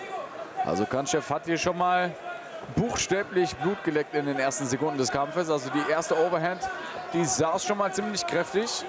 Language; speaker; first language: German; native; German